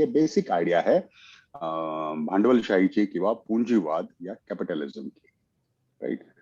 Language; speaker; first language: Hindi; non-native, local second language; Marathi